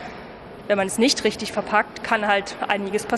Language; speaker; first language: German; native; German